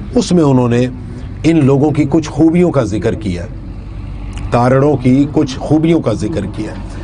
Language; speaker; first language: Urdu; non-native, local second language; Punjabi